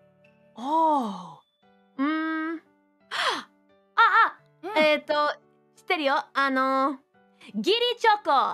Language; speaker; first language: Japanese; non-native, learner; English